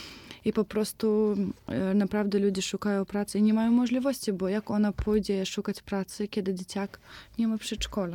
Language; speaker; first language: Polish; non-native, fluent; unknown